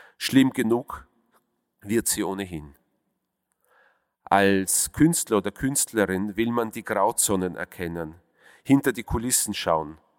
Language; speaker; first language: German; early bilingual, other home language; Russian